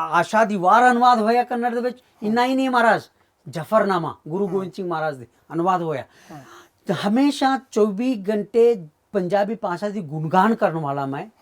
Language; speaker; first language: Punjabi; non-native, fluent; Marathi